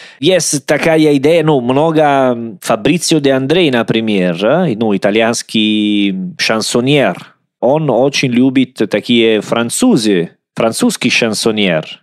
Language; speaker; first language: Russian; non-native, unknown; Italian